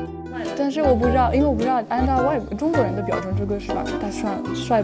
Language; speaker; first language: Chinese; non-native, fluent; French